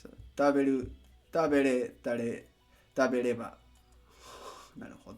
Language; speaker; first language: Japanese; non-native, learner; Spanish